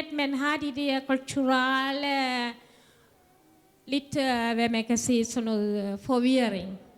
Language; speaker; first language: Danish; non-native, fluent; Tamil